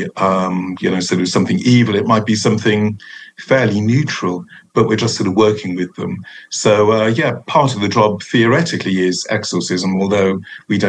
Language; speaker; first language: English; native; English